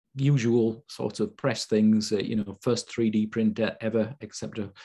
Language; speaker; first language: English; native; English